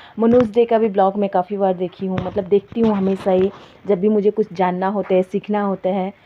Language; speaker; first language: Hindi; non-native, local second language; Bangla